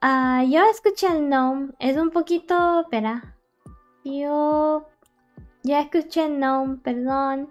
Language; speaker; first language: Spanish; non-native, learner; English